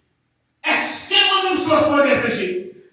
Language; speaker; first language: French; non-native, local second language; Haitian Creole